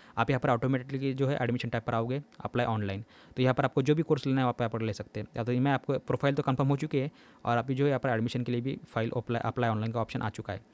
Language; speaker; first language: Hindi; non-native, local second language; Marathi